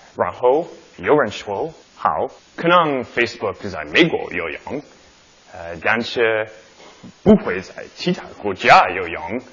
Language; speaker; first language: Chinese; non-native, learner; English